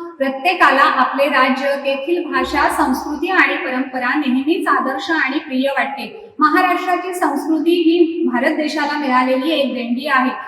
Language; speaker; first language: Marathi; native; Marathi